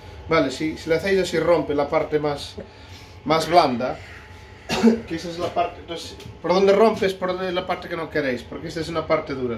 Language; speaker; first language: Spanish; native; Spanish